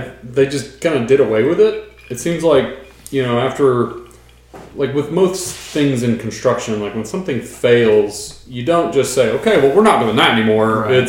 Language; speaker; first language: English; native; English